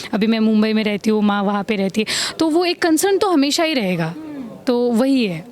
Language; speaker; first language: Hindi; non-native, local second language; Assamese